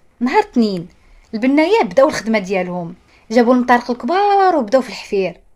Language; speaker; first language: Arabic; native; Arabic